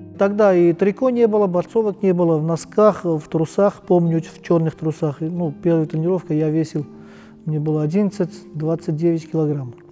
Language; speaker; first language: Russian; non-native, local second language; Armenian